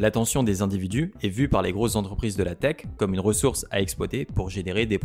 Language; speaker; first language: French; native; French